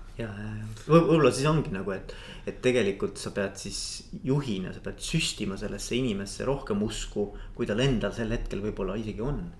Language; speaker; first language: Estonian; native; Estonian